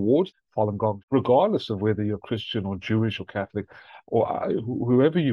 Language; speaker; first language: English; native; English